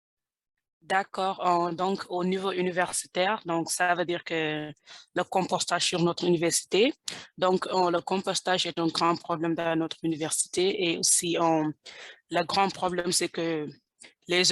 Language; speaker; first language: French; non-native, learner; English